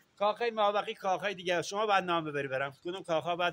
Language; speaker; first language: Persian; native; Persian